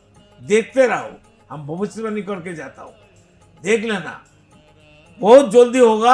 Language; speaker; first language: Hindi; non-native, local second language; Bangla